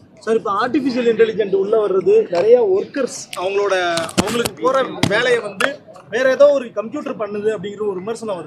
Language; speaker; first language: Tamil; native; Tamil